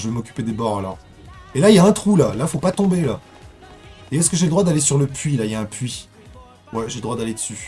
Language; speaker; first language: French; native; French